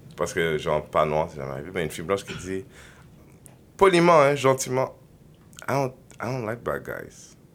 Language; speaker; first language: French; native; French